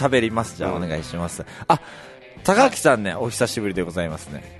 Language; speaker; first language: Japanese; native; Japanese